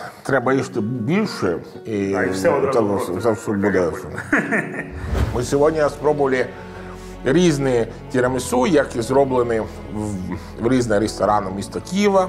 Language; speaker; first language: Ukrainian; non-native, learner; Italian